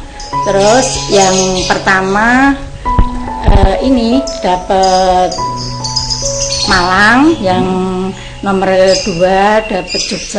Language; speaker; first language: Indonesian; non-native, local second language; Javanese